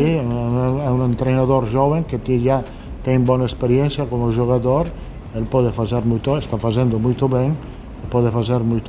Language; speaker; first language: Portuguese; non-native, learner; Italian